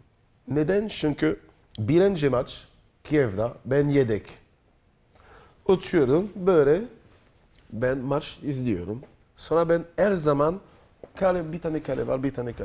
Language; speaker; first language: Turkish; non-native, learner; French